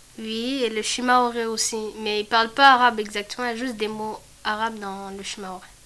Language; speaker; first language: French; non-native, local second language; Comorian